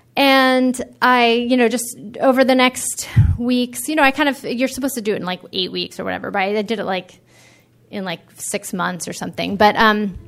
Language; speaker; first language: English; native; English